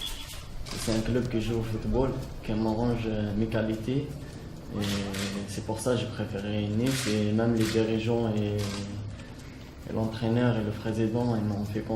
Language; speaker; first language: French; non-native, local second language; Arabic